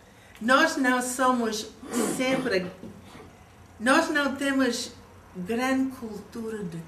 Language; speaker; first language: Portuguese; non-native, fluent; English